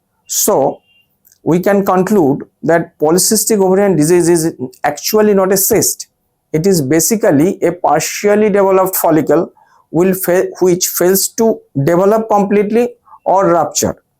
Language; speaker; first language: English; non-native, local second language; Bangla